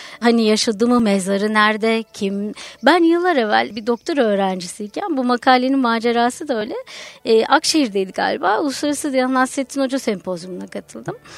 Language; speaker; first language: Turkish; native; Turkish